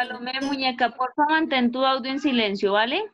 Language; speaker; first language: Spanish; native; Spanish